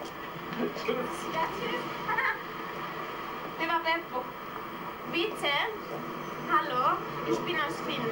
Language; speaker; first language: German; non-native, learner; Finnish